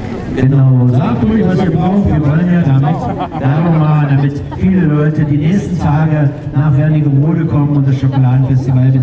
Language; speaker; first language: German; native; German